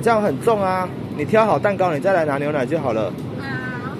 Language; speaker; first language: Chinese; native; Chinese